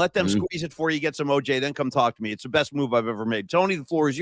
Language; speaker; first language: English; native; English